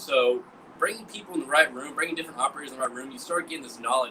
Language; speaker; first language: English; native; English